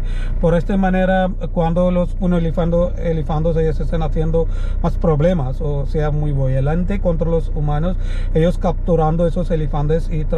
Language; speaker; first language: Spanish; non-native, learner; Malayalam